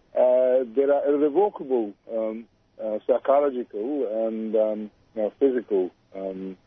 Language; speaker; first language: English; non-native, local second language; Urdu